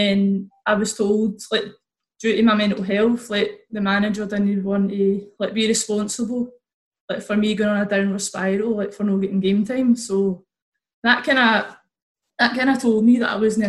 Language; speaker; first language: English; native; English